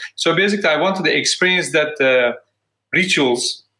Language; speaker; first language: English; non-native, fluent; Turkish